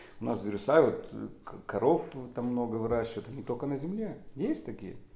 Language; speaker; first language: Russian; non-native, local second language; Polish